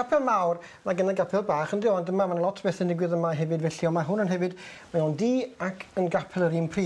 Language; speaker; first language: Welsh; native; Welsh